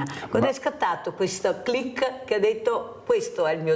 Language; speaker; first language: Italian; native; Italian